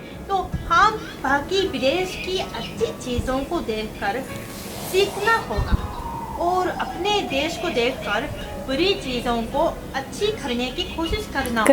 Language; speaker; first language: Hindi; non-native, fluent; Japanese